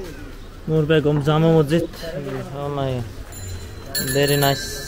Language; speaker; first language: English; non-native, learner; Bangla